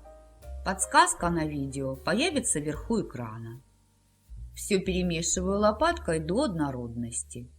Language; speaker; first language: Russian; native; Russian